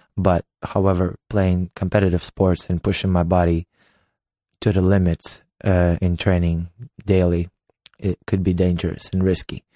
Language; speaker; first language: English; non-native, fluent; Ukrainian